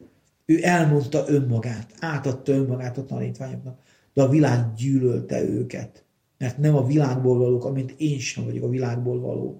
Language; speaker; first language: Hungarian; native; Hungarian